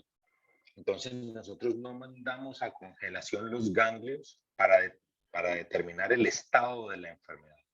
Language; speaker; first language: Spanish; native; Spanish